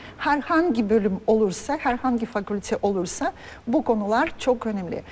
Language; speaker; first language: Turkish; non-native, fluent; Russian